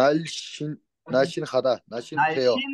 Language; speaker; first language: Korean; non-native, learner; Kyrgyz